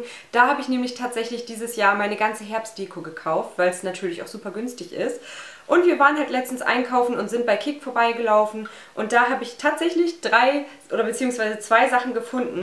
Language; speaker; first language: German; native; German